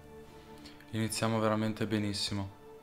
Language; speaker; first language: Italian; native; Italian